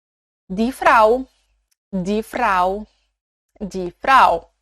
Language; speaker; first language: German; non-native, fluent; Portuguese